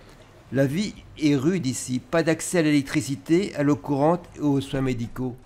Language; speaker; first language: French; native; French